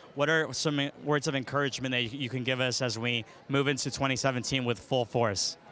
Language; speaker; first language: English; early bilingual, other home language; Spanish